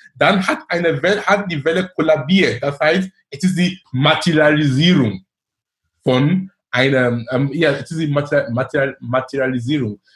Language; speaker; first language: German; non-native, fluent; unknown